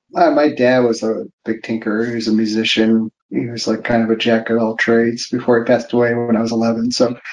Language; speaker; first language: English; native; English